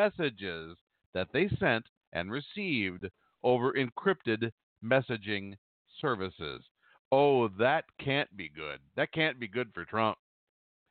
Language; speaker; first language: English; native; English